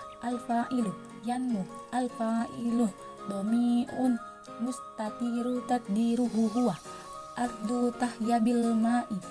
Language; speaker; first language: Arabic; non-native, learner; Indonesian